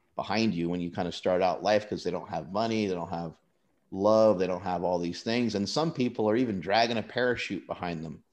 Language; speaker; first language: English; native; English